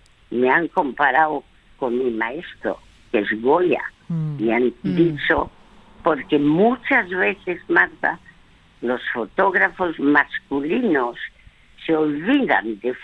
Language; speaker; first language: Spanish; early bilingual, other home language; French